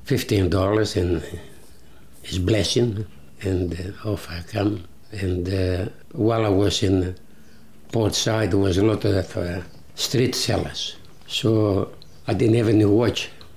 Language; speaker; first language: English; non-native, learner; Greek